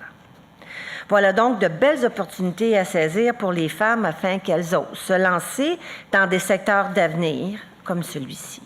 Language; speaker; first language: French; native; French